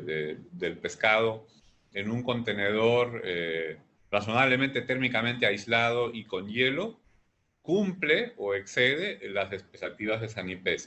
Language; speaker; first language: Spanish; native; Spanish